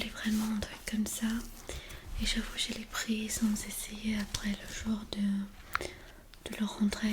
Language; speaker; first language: French; non-native, fluent; Armenian